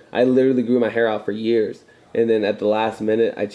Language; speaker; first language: English; native; English